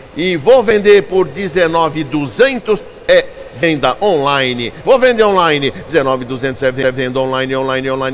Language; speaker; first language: Portuguese; native; Portuguese